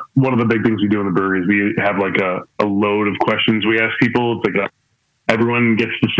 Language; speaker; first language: English; native; English